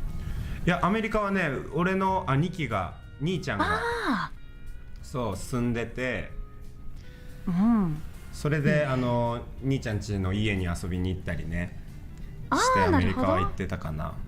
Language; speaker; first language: Japanese; native; Japanese